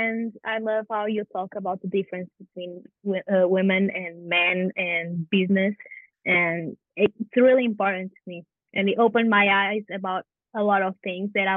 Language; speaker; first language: English; non-native, fluent; Portuguese